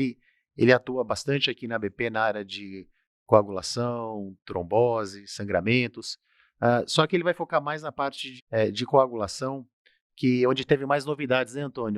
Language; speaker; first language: Portuguese; native; Portuguese